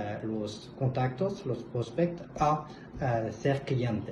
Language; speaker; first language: Spanish; non-native, fluent; French